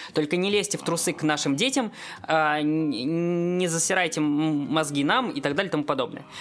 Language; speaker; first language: Russian; native; Russian